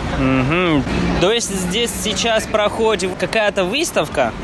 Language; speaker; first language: Russian; non-native, fluent; Chinese